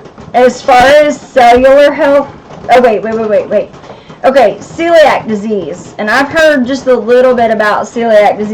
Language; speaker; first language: English; native; English